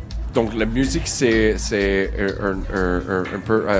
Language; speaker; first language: French; non-native, learner; English